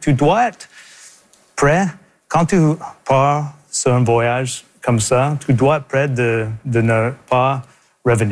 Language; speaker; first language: French; non-native, local second language; English